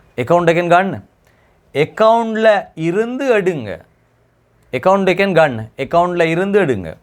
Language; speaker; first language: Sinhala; non-native, local second language; Tamil